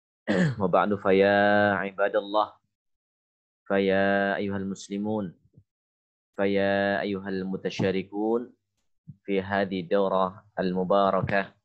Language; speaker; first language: Arabic; non-native, fluent; Indonesian